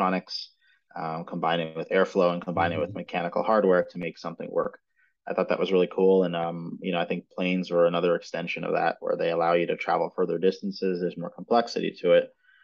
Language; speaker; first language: English; native; English